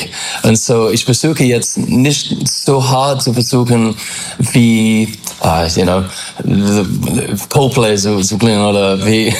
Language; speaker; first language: German; non-native, learner; English